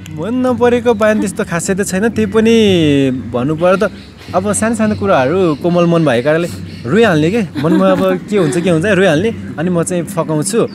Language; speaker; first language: Nepali; non-native, local second language; Eastern Tamang